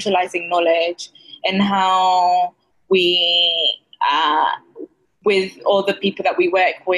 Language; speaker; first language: English; non-native, fluent; Greek